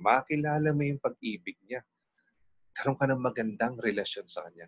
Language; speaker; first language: Filipino; native; Filipino